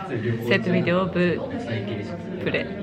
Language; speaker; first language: French; non-native, learner; Japanese